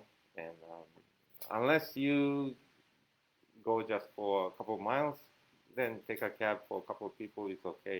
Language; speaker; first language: English; non-native, fluent; Japanese